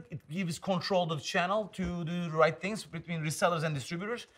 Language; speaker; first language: English; non-native, fluent; Turkish